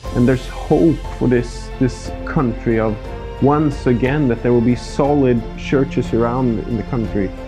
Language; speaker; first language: English; non-native, fluent; Swedish